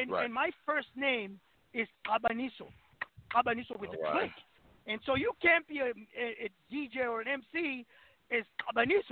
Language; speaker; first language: English; non-native, local second language; Shona